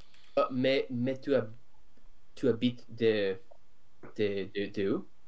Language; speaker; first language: French; non-native, learner; English